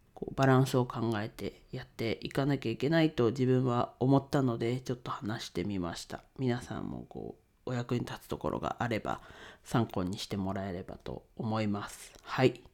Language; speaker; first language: Japanese; native; Japanese